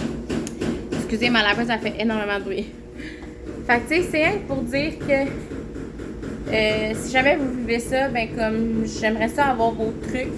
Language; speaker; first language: French; native; French